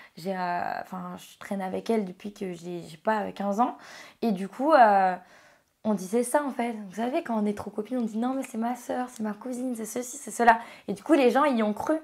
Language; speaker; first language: French; native; French